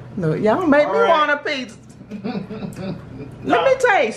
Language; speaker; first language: English; native; English